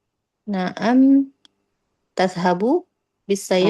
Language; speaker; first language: Arabic; non-native, learner; Indonesian